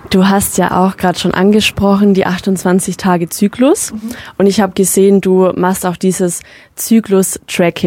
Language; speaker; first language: German; native; German